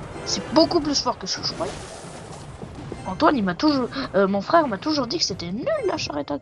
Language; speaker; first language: French; native; French